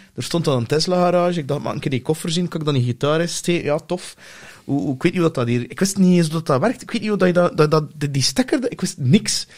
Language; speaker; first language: Dutch; native; Dutch